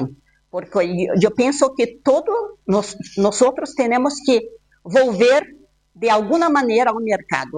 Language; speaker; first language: Spanish; non-native, fluent; Portuguese